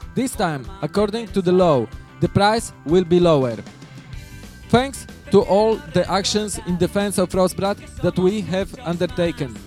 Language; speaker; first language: English; non-native, fluent; Polish